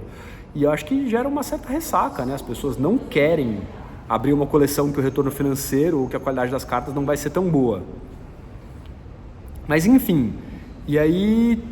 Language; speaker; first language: Portuguese; native; Portuguese